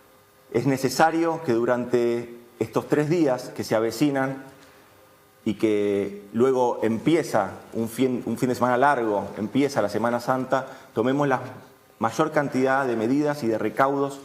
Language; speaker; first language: Spanish; native; Spanish